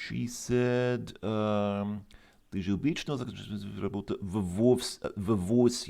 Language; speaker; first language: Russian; non-native, fluent; English